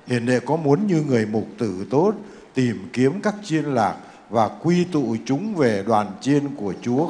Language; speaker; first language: Vietnamese; native; Vietnamese